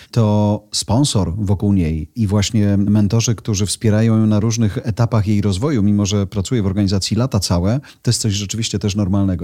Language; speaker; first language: Polish; native; Polish